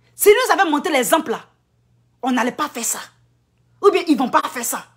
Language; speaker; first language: French; non-native, local second language; Akan